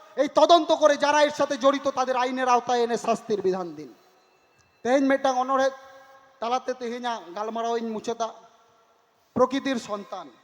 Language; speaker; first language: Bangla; non-native, local second language; Santali